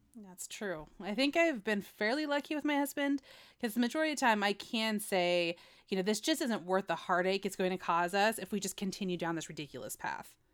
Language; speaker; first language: English; early bilingual, other home language; Spanish